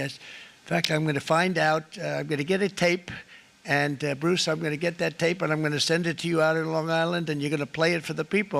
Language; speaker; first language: English; native; English